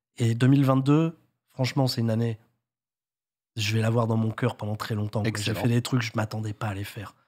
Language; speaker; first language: French; native; French